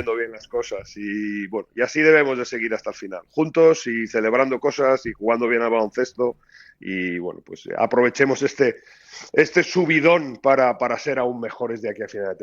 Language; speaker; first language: Spanish; native; Spanish